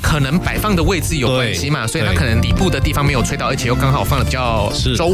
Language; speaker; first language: Chinese; native; Chinese